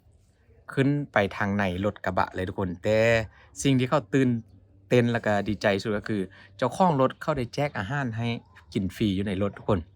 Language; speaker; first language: Thai; non-native, local second language; Northeastern Thai